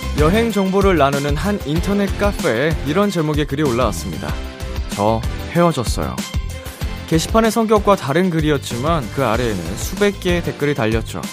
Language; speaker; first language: Korean; native; Korean